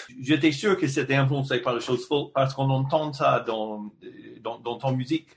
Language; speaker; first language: French; non-native, fluent; English